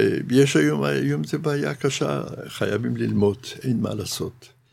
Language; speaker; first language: Hebrew; non-native, fluent; Yiddish